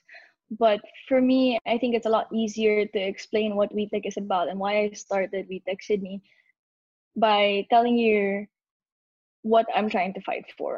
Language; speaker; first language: English; non-native, local second language; Filipino